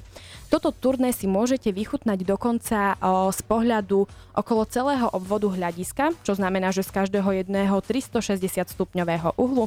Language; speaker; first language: Slovak; native; Slovak